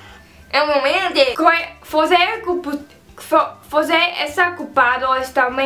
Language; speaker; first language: Portuguese; non-native, learner; Dutch